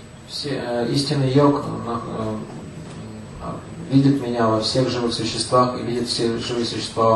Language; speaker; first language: Russian; native; Russian